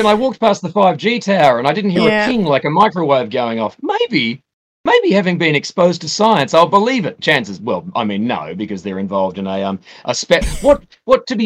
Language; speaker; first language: English; native; English